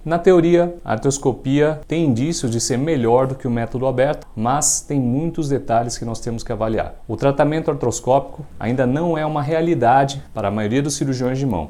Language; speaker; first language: Portuguese; native; Portuguese